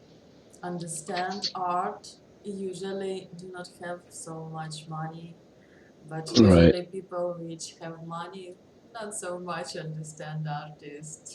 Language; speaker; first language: English; non-native, learner; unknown